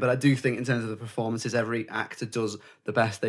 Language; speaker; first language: English; native; English